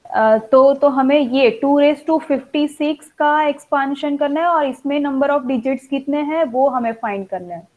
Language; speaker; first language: Hindi; non-native, local second language; Gujarati